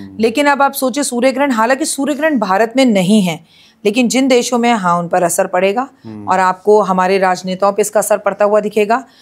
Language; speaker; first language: Hindi; native; Hindi